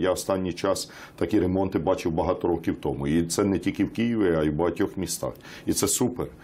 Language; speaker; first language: Ukrainian; native; Ukrainian